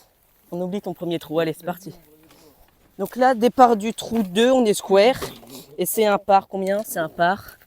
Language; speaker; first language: French; native; French